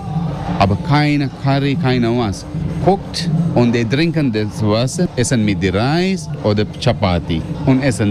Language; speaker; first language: German; non-native, learner; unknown